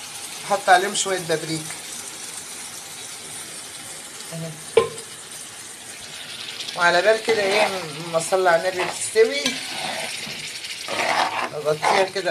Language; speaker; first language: Arabic; native; Arabic